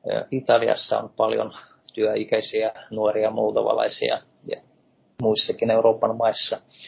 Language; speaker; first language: Finnish; non-native, fluent; Russian